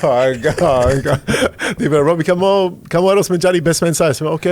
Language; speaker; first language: Indonesian; non-native, fluent; English